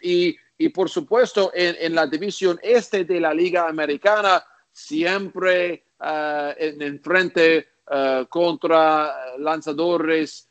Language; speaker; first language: Spanish; non-native, learner; English